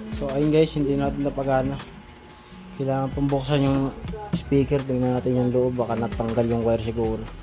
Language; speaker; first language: Filipino; non-native, local second language; Cebuano